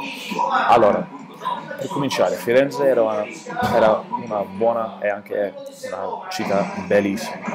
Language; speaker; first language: Italian; non-native, learner; English